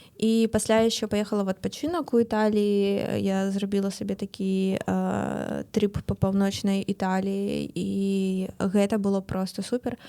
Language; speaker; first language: Belarusian; non-native, local second language; Russian